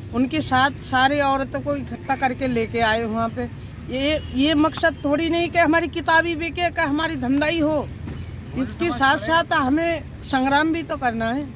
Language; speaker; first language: Hindi; native; Hindi